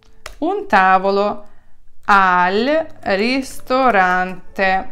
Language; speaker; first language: Italian; non-native, fluent; Ukrainian